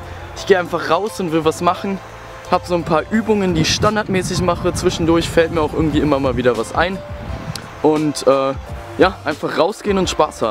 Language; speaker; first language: German; native; German